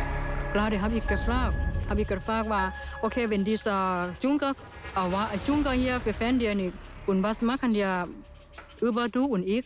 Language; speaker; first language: German; non-native, learner; Thai